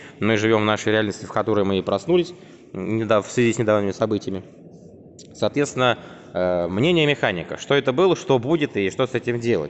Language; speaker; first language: Russian; native; Russian